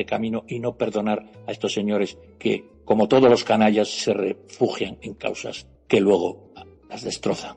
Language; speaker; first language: Spanish; native; Spanish